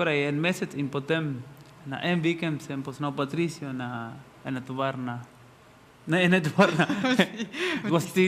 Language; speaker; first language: Slovenian; non-native, learner; Spanish